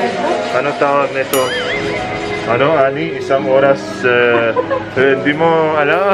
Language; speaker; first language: Filipino; non-native, learner; Arabic